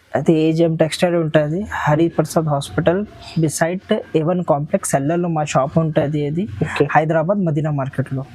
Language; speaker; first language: Telugu; non-native, local second language; Urdu